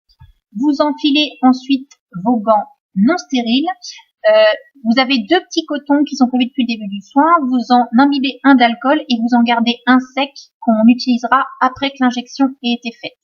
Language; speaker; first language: French; native; French